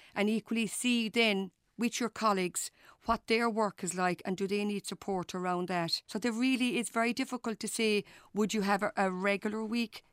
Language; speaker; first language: English; native; English